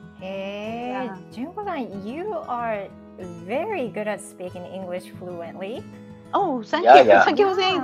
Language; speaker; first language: English; non-native, fluent; Japanese